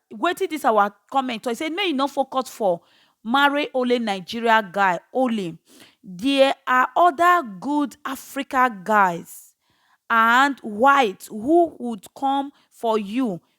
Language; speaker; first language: Nigerian Pidgin; native; Nigerian Pidgin